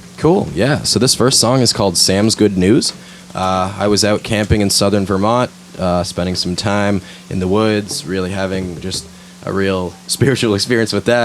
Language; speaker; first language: English; native; English